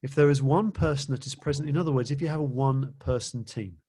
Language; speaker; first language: English; native; English